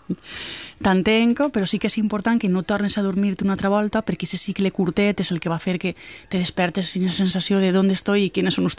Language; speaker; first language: Catalan; native; Catalan